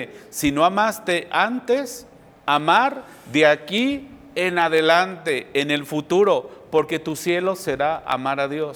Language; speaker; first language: Spanish; native; Spanish